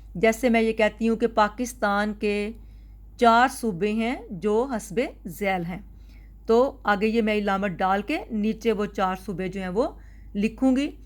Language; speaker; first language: Urdu; non-native, local second language; Punjabi